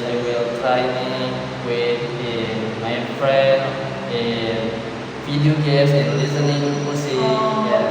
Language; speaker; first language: English; non-native, learner; Indonesian